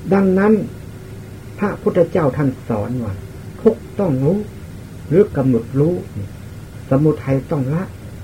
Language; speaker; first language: Thai; non-native, local second language; Lao